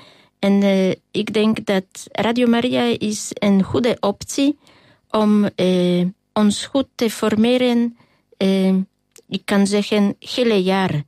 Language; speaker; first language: Dutch; non-native, fluent; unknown